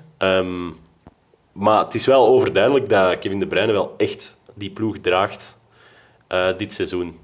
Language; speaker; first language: Dutch; native; Dutch